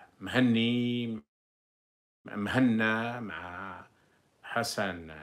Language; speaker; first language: Arabic; native; Arabic